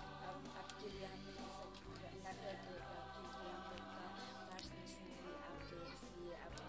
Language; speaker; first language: Hindi; non-native, local second language; Adi